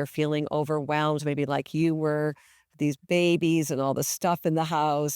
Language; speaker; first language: English; native; English